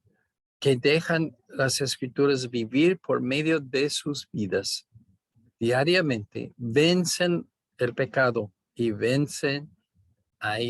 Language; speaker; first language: Spanish; non-native, fluent; English